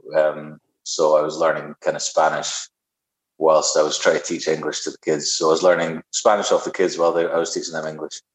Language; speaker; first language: English; native; English